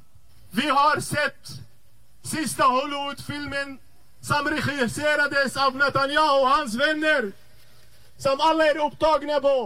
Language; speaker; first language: Swedish; non-native, fluent; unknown